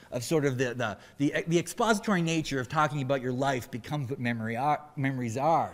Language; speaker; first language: English; native; English